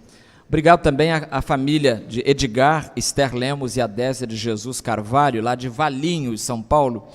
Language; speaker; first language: Portuguese; native; Portuguese